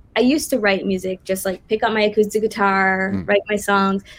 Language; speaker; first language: English; native; English